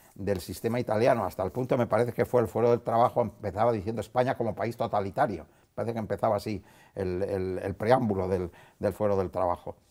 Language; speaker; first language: Spanish; native; Spanish